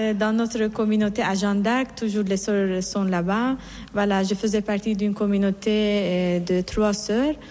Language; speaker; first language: French; non-native, fluent; Persian